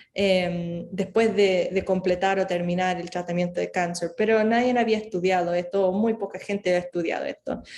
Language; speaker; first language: Spanish; early bilingual, other home language; English